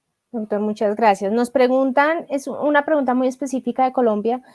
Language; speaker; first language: Spanish; native; Spanish